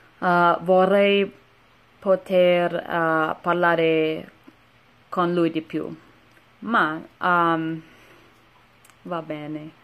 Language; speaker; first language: Italian; non-native, learner; English